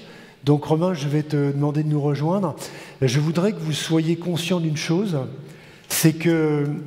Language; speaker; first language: French; native; French